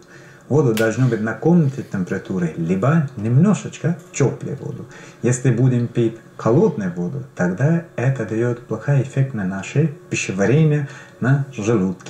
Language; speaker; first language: Russian; non-native, learner; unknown